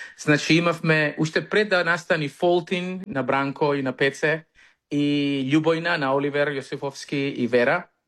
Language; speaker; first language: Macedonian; native; Macedonian